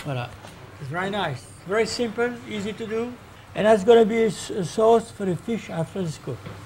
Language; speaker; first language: English; non-native, fluent; French